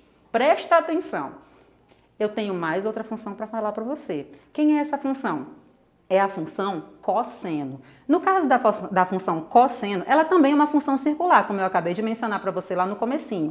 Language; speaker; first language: Portuguese; native; Portuguese